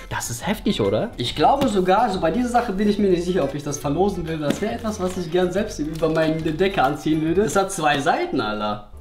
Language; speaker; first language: German; early bilingual, other home language; Russian